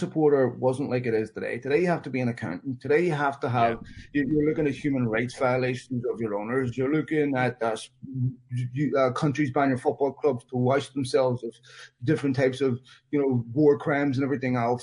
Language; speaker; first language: English; native; English